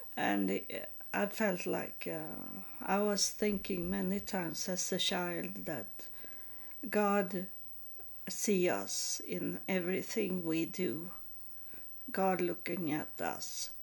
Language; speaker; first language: English; non-native, learner; Swedish